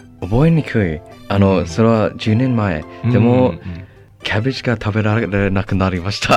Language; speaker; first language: Japanese; non-native, learner; English